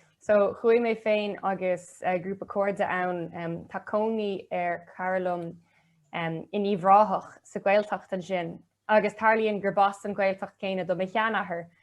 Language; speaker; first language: Irish; non-native, local second language; English